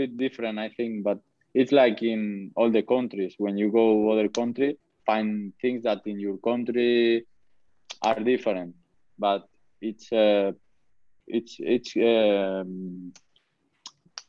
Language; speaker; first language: English; non-native, learner; Spanish